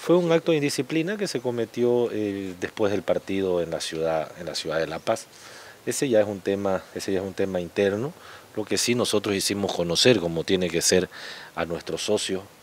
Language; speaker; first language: Spanish; native; Spanish